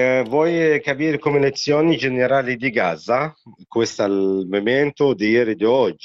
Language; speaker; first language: Italian; non-native, learner; Arabic